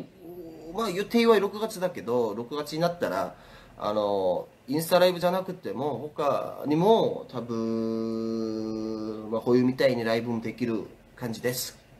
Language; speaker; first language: Japanese; non-native, fluent; Korean